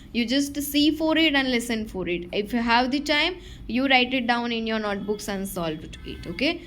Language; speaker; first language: English; non-native, local second language; Gujarati